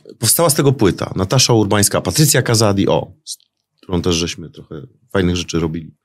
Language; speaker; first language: Polish; native; Polish